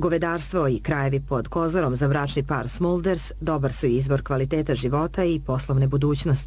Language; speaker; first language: Bosnian; native; Bosnian